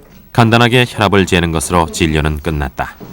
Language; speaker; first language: Korean; native; Korean